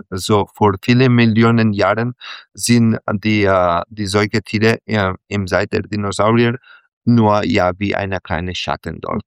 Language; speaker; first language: German; non-native, fluent; Catalan